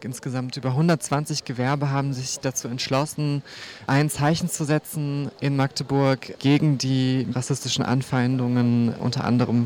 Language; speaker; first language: German; native; German